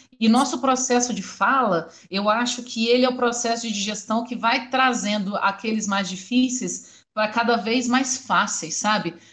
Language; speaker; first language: Portuguese; native; Portuguese